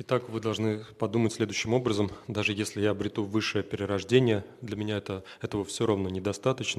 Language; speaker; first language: Russian; native; Russian